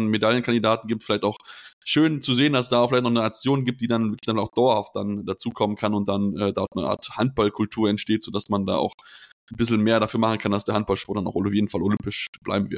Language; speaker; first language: German; native; German